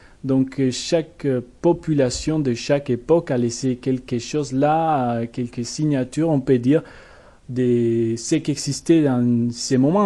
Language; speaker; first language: French; non-native, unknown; Spanish